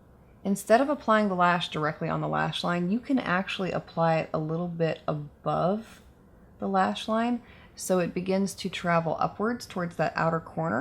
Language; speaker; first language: English; native; English